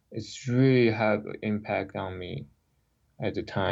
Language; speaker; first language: English; non-native, fluent; Chinese